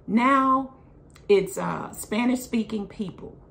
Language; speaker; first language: English; native; English